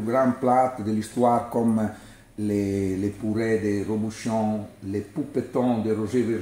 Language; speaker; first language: French; non-native, learner; Italian